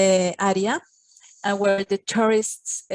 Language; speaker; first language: English; non-native, fluent; Spanish